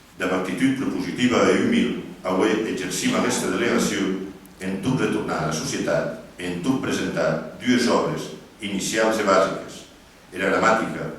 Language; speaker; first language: Catalan; non-native, local second language; Occitan